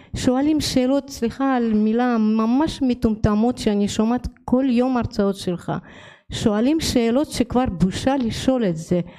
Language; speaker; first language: Hebrew; non-native, fluent; Russian